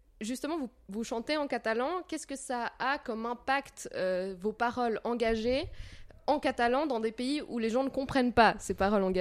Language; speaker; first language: French; native; French